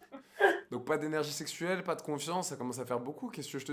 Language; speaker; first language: French; native; French